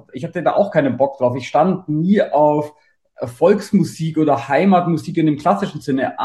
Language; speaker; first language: German; native; German